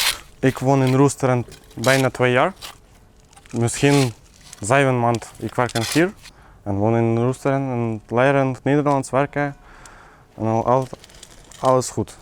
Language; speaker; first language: Dutch; non-native, learner; Ukrainian